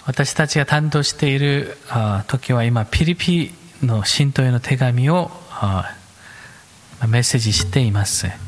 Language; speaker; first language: Japanese; non-native, fluent; Korean